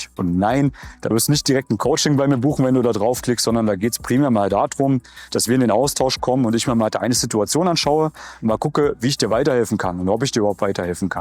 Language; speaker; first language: German; native; German